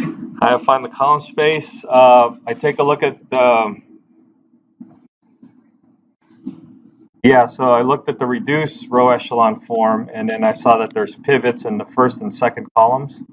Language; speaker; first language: English; native; English